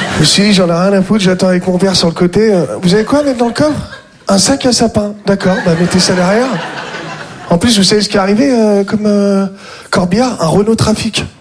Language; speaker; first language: French; native; French